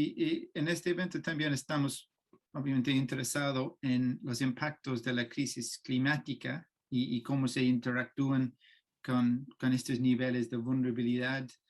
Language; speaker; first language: Spanish; non-native, fluent; English